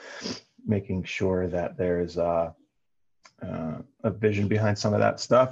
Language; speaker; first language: English; native; English